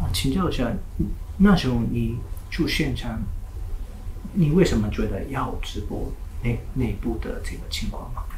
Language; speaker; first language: Chinese; non-native, learner; Japanese